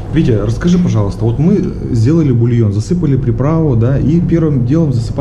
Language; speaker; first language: Russian; native; Russian